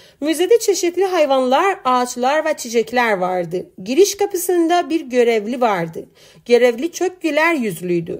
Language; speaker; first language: Turkish; non-native, fluent; Persian